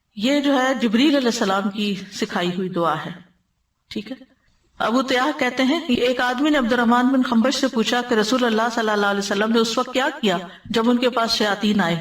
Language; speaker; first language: Urdu; native; Urdu